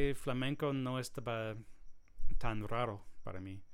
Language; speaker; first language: Spanish; non-native, learner; English